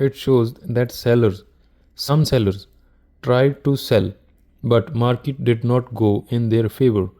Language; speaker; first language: English; non-native, local second language; Punjabi